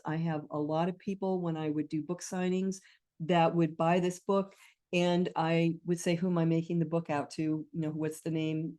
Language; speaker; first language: English; native; English